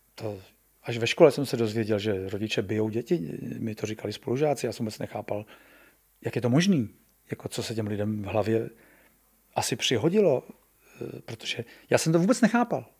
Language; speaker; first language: Czech; native; Czech